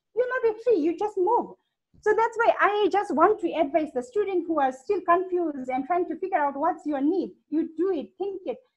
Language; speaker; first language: English; non-native, fluent; Hindi